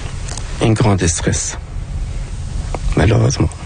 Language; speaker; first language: French; non-native, local second language; Arabic